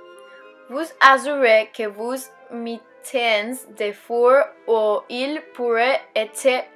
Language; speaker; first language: French; non-native, learner; English